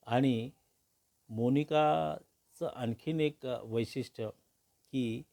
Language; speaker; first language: Marathi; non-native, local second language; Hindi